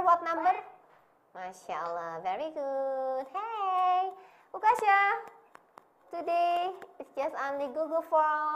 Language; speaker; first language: English; non-native, learner; Indonesian